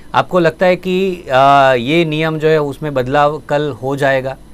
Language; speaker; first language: Hindi; non-native, local second language; Gujarati